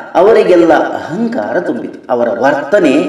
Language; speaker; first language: Kannada; native; Kannada